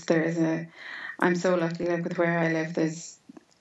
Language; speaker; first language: English; native; English